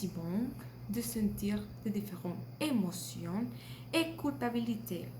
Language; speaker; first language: French; non-native, learner; Spanish